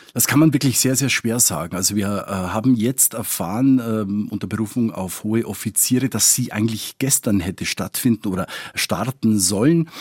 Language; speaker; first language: German; non-native, fluent; Spanish